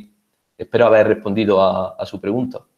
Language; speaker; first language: Spanish; native; Spanish